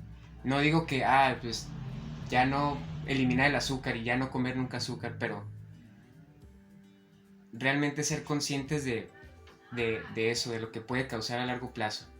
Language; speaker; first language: Spanish; native; Spanish